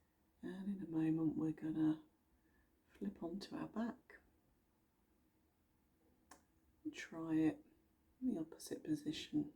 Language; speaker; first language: English; native; English